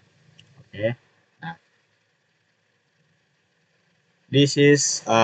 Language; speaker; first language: English; non-native, learner; Indonesian